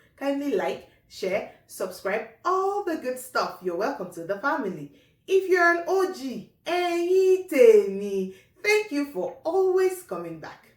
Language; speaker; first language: English; non-native, local second language; Yoruba